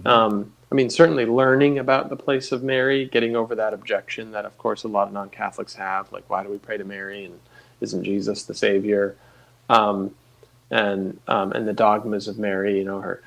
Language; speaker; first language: English; native; English